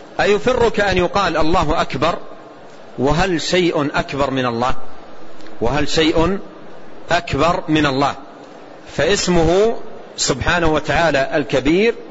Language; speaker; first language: Arabic; native; Arabic